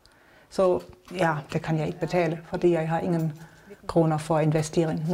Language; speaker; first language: Danish; non-native, learner; German